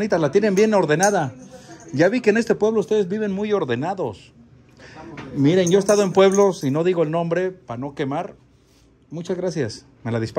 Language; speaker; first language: Spanish; native; Spanish